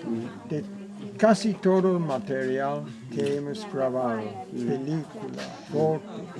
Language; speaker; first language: Spanish; non-native, learner; English